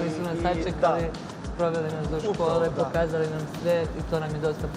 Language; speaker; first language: Bosnian; native; Bosnian